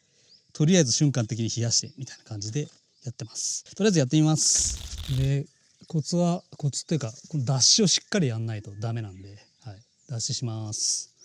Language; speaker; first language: Japanese; native; Japanese